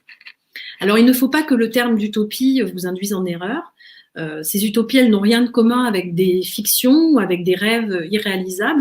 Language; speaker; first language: French; native; French